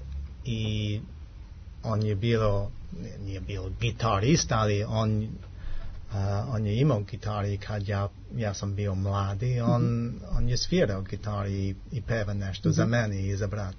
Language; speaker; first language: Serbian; non-native, learner; English